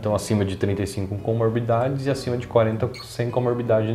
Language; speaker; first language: Portuguese; native; Portuguese